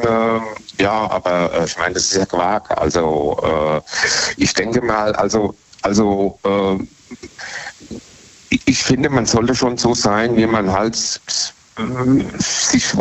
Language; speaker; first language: German; native; German